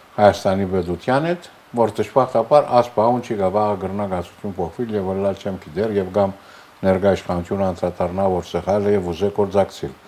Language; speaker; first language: Armenian; early bilingual, heritage; Armenian